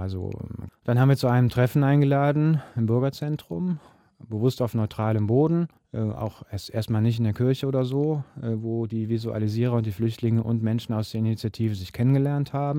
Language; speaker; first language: German; native; German